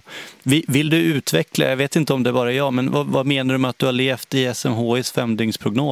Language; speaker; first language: Swedish; native; Swedish